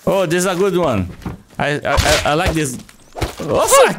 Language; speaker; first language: English; non-native, learner; Portuguese